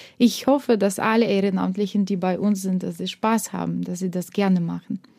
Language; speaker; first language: German; non-native, fluent; Russian